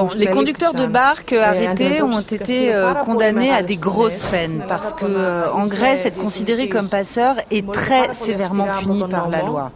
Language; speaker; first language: French; native; French